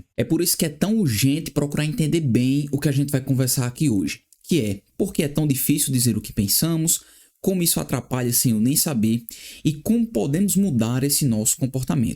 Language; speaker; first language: Portuguese; native; Portuguese